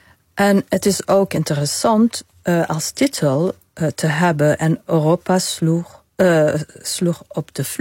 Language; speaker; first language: Dutch; non-native, fluent; Arabic